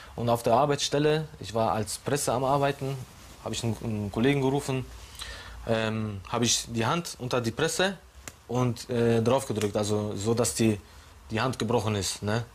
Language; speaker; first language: German; non-native, fluent; Polish